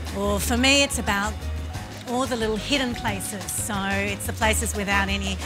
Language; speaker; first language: English; native; English